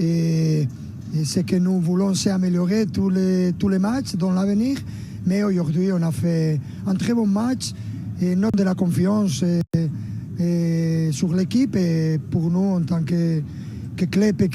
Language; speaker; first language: French; non-native, fluent; Spanish